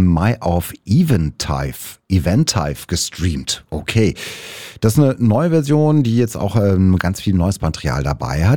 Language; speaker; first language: German; native; German